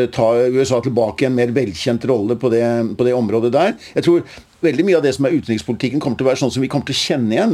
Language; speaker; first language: Norwegian; native; Norwegian